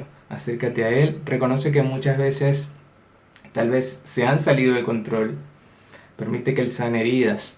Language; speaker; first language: Spanish; native; Spanish